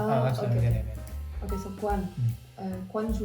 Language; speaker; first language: Korean; non-native, learner; English